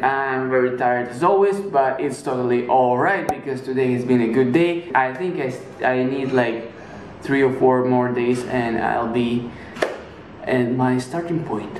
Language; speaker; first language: English; non-native, fluent; Russian